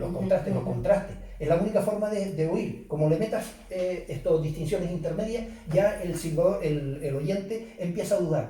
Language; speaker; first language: Spanish; native; Spanish